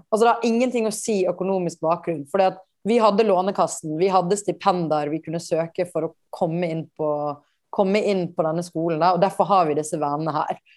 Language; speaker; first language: Norwegian; native; Norwegian